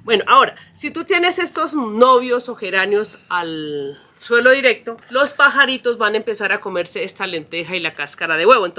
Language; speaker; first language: Spanish; native; Spanish